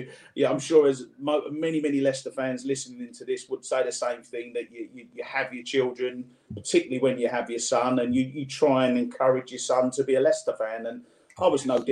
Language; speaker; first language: English; native; English